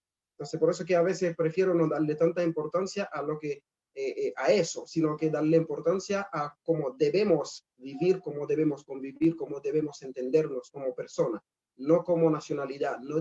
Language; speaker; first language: Spanish; non-native, fluent; Haitian Creole